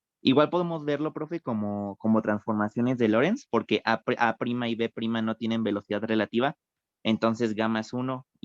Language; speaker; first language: Spanish; native; Spanish